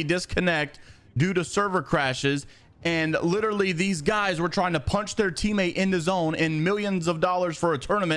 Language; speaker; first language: English; native; English